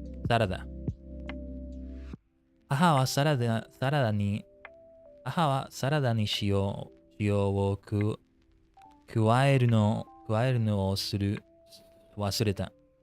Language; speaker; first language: Japanese; non-native, learner; English